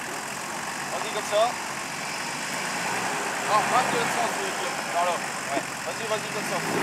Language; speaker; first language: French; native; French